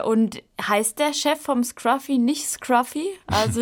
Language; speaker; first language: German; native; German